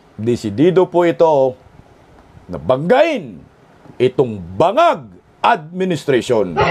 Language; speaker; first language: Filipino; non-native, local second language; Cebuano